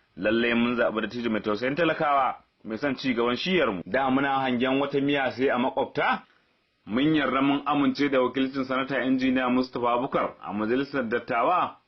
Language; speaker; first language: Hausa; native; Hausa